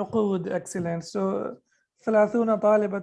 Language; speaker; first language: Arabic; non-native, fluent; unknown